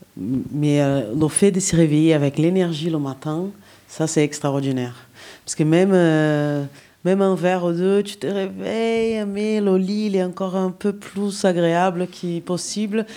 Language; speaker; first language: French; non-native, fluent; Portuguese